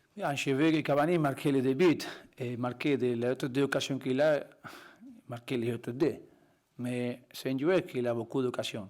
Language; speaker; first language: French; non-native, learner; Spanish